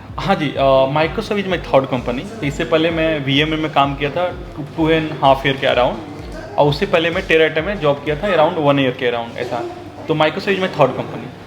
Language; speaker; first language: Hindi; native; Hindi